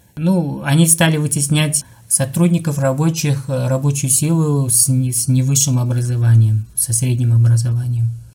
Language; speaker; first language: Russian; non-native, local second language; Uzbek